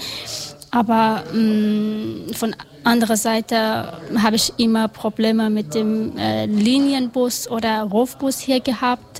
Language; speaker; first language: German; non-native, learner; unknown